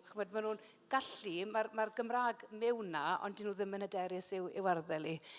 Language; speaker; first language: Welsh; native; Welsh